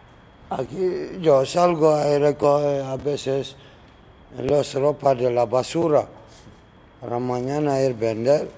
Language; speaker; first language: Spanish; non-native, learner; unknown